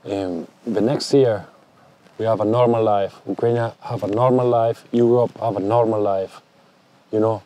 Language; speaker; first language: English; non-native, learner; Italian